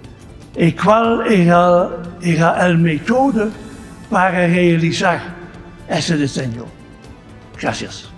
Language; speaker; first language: Spanish; non-native, fluent; Dutch